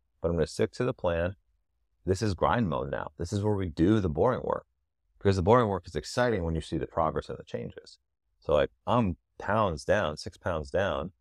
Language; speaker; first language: English; native; English